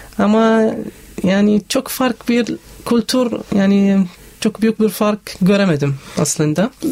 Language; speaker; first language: Turkish; non-native, learner; Arabic